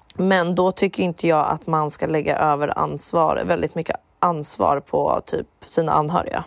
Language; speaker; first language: Swedish; native; Swedish